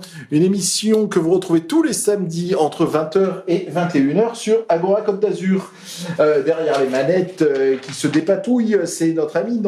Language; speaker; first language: French; native; French